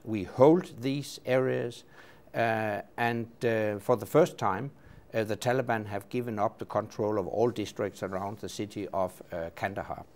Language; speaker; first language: English; non-native, fluent; Danish